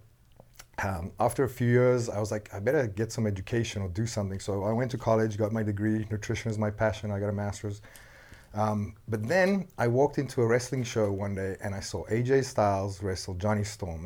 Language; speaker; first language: English; non-native, local second language; Afrikaans